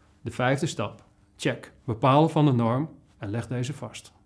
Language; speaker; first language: Dutch; native; Dutch